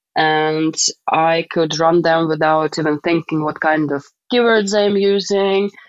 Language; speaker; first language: English; non-native, fluent; Russian